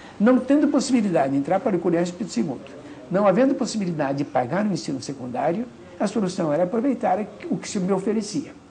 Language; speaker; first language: Portuguese; native; Portuguese